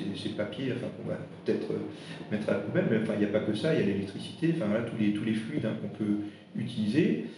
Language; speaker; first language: French; non-native, local second language; Swiss German